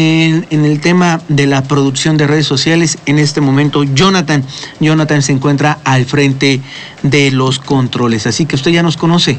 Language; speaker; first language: Spanish; native; Spanish